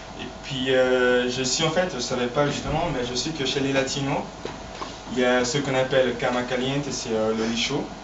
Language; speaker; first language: French; non-native, fluent; Portuguese